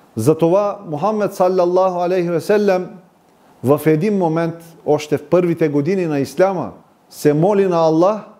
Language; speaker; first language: Bulgarian; non-native, local second language; Turkish